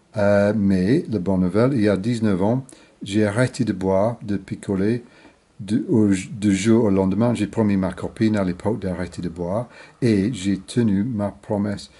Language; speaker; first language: French; non-native, fluent; English